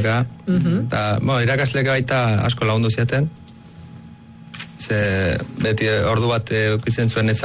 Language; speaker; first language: Basque; early bilingual, other home language; Arabic